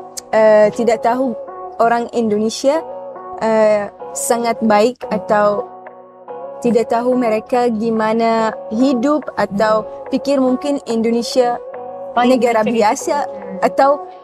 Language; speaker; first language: Indonesian; non-native, learner; Arabic